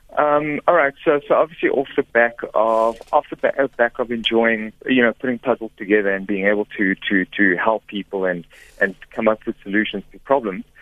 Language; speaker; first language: English; native; English